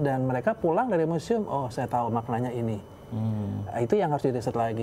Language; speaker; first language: Indonesian; native; Indonesian